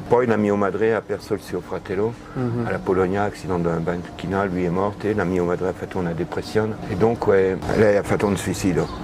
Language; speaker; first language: Italian; non-native, learner; French